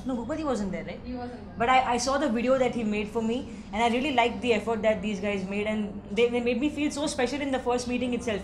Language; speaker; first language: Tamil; non-native, learner; Hindi